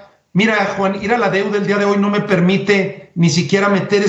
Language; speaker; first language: Spanish; native; Spanish